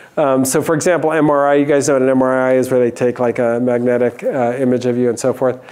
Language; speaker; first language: English; native; English